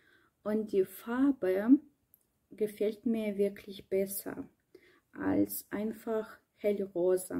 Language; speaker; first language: German; non-native, learner; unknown